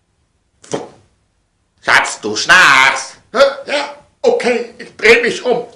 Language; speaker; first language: German; native; German